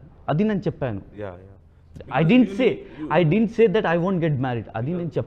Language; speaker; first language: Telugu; non-native, local second language; Hindi